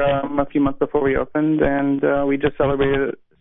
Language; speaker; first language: English; native; English